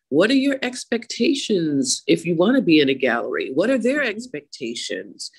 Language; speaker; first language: English; native; English